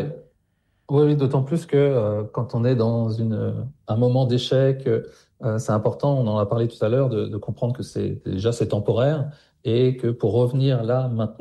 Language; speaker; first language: French; native; French